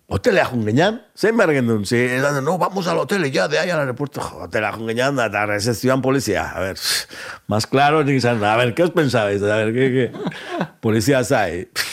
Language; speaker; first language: Spanish; non-native, local second language; Basque